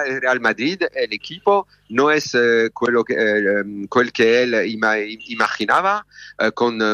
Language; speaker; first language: Spanish; non-native, learner; French